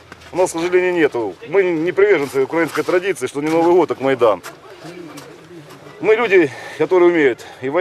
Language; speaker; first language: Russian; native; Russian